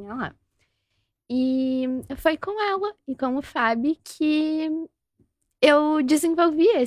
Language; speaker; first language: Portuguese; native; Portuguese